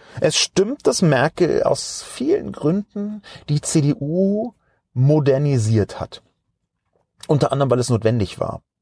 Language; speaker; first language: German; native; German